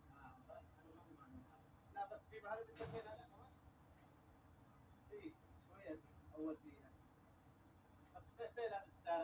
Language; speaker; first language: Arabic; non-native, learner; Filipino